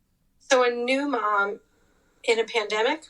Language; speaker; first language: English; native; English